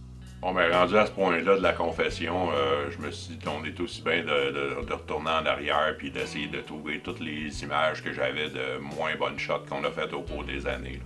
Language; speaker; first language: French; native; French